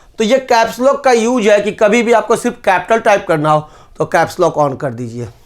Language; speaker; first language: Hindi; native; Hindi